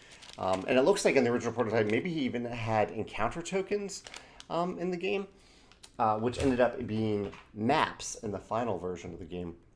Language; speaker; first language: English; native; English